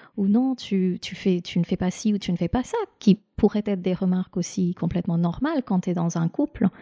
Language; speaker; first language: French; non-native, fluent; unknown